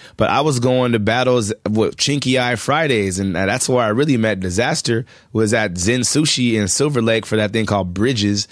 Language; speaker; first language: English; native; English